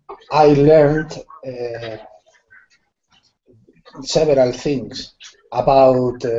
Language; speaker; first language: English; non-native, learner; Spanish